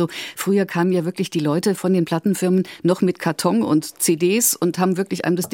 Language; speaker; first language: German; native; German